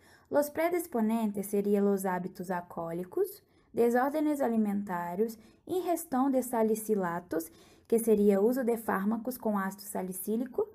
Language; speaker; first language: Portuguese; non-native, learner; Spanish